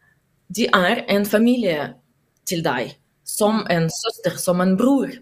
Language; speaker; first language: Norwegian; non-native, learner; Russian